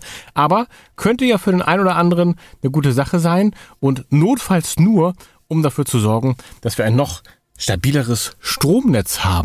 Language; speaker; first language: German; native; German